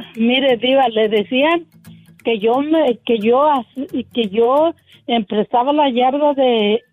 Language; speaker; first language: Spanish; native; Spanish